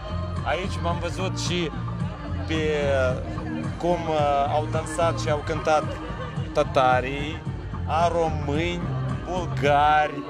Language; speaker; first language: Romanian; non-native, local second language; Russian